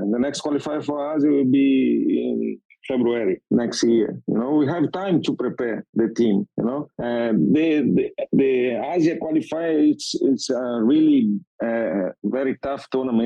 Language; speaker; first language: English; non-native, learner; Portuguese